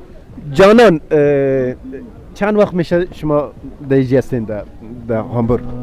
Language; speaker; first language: Persian; non-native, local second language; Uzbek